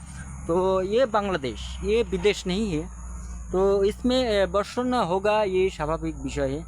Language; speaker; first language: Hindi; non-native, learner; Bangla